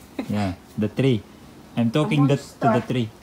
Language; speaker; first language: English; non-native, local second language; Filipino